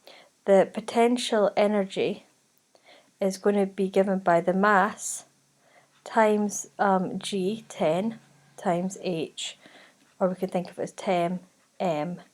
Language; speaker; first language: English; native; English